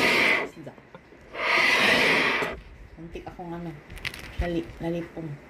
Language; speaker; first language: Filipino; non-native, local second language; Cebuano